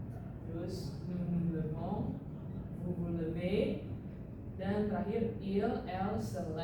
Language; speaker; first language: French; non-native, learner; Indonesian